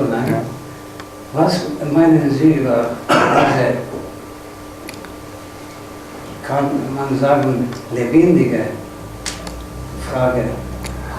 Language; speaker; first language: German; non-native, fluent; Slovenian